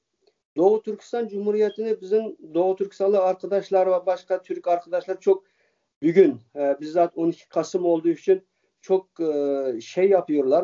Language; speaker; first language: Turkish; early bilingual, heritage; Uyghur